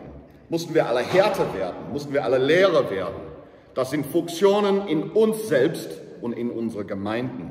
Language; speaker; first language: German; non-native, learner; English